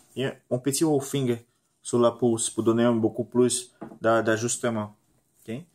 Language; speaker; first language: French; non-native, fluent; Portuguese